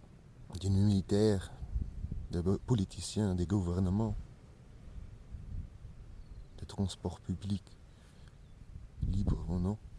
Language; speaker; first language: French; non-native, learner; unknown